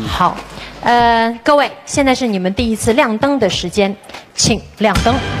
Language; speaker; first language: Chinese; native; Chinese